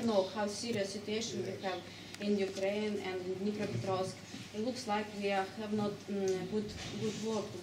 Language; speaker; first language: English; non-native, learner; Russian